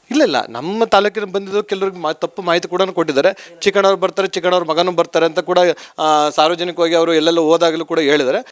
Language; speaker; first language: Kannada; native; Kannada